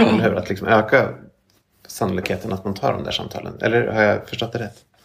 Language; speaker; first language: Swedish; native; Swedish